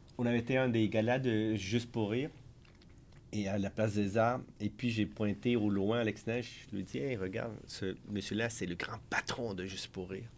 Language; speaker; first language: French; early bilingual, other home language; Spanish